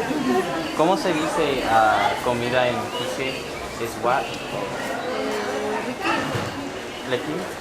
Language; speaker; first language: Spanish; non-native, learner; English